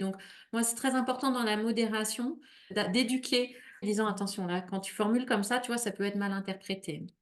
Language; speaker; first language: French; native; French